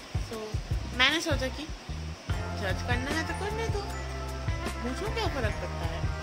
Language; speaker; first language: Hindi; non-native, local second language; Bangla